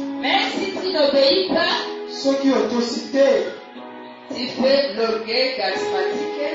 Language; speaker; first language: French; non-native, local second language; Lingala